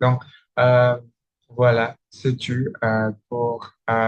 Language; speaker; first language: French; non-native, learner; Indonesian